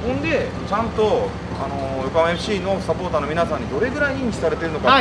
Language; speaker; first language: Japanese; native; Japanese